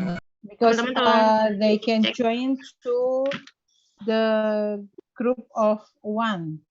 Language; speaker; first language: English; non-native, fluent; Indonesian